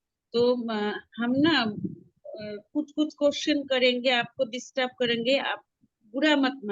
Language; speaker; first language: Hindi; non-native, local second language; Bangla